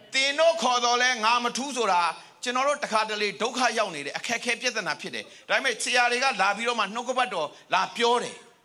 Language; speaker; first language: Burmese; native; Burmese